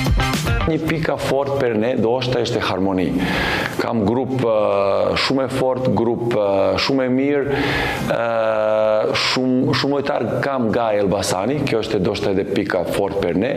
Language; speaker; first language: Albanian; non-native, learner; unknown